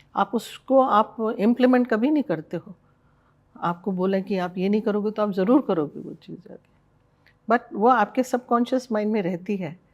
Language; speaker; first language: Hindi; early bilingual, other home language; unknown